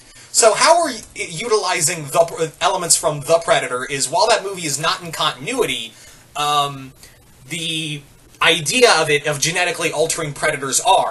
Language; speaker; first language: English; native; English